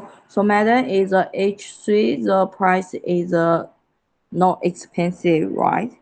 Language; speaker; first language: English; non-native, learner; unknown